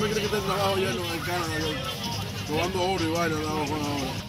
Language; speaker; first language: Spanish; native; Spanish